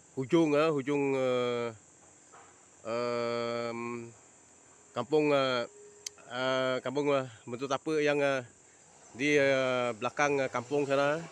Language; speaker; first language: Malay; non-native, local second language; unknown